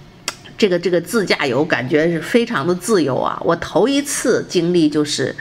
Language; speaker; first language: Chinese; native; Chinese